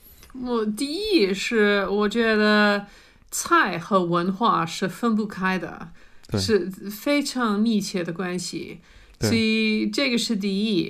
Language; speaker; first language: Chinese; non-native, fluent; English